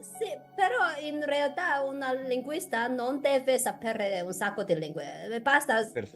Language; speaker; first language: Italian; non-native, fluent; Chinese